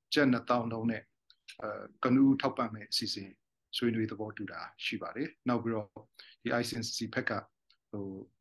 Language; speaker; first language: Burmese; non-native, local second language; Hakha Chin